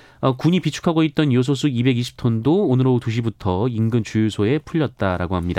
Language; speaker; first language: Korean; native; Korean